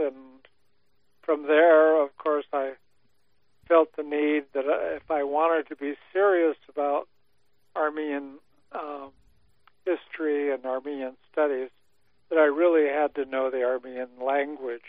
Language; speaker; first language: English; native; English